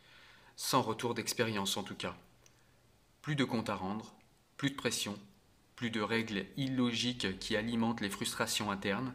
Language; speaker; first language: French; native; French